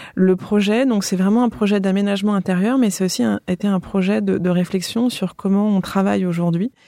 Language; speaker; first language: French; native; French